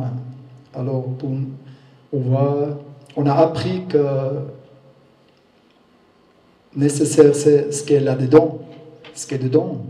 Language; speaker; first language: French; non-native, learner; German